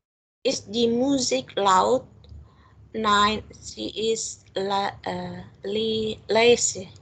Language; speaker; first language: German; non-native, learner; Indonesian